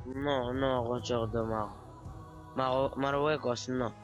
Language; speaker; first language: Spanish; non-native, learner; Arabic